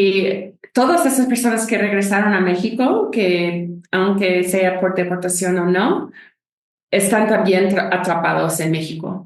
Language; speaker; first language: Spanish; non-native, fluent; English